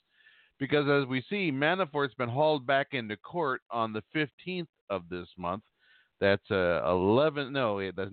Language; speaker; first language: English; native; English